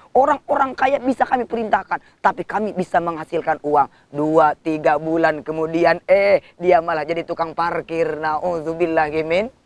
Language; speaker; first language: Indonesian; non-native, local second language; Sundanese